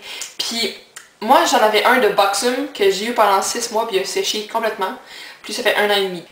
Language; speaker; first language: French; native; French